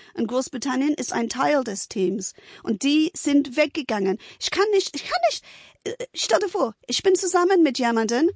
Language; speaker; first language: German; non-native, fluent; English